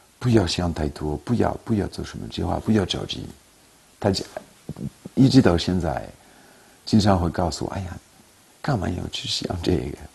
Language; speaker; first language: Chinese; non-native, fluent; French